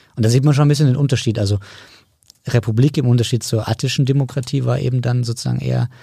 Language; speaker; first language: German; native; German